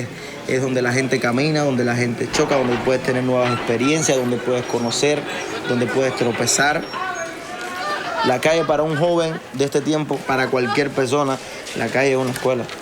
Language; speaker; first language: Spanish; native; Spanish